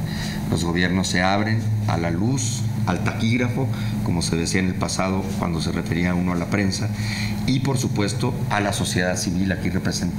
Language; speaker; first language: Spanish; native; Spanish